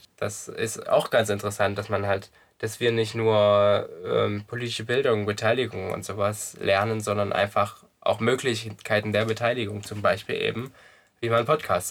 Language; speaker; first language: German; native; German